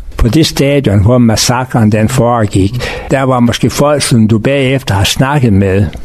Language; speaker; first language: Danish; native; Danish